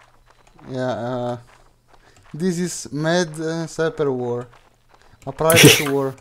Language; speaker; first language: English; non-native, fluent; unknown